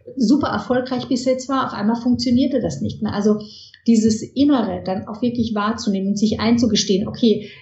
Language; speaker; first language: German; early bilingual, heritage; German